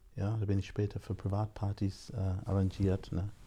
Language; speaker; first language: German; non-native, fluent; English